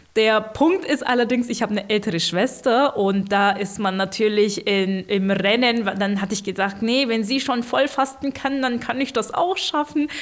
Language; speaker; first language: German; early bilingual, other home language; Turkish